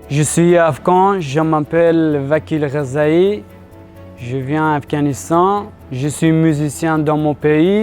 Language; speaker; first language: French; non-native, learner; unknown